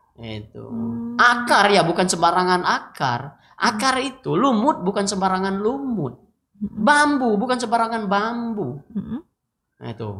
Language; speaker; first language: Indonesian; non-native, local second language; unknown